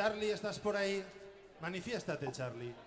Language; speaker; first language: Spanish; native; Spanish